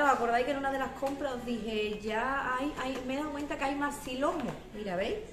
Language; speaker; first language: Spanish; native; Spanish